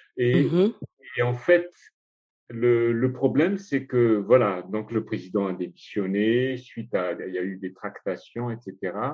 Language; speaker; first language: French; non-native, local second language; Malagasy